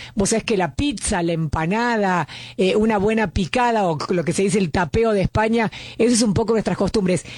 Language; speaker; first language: Spanish; native; Spanish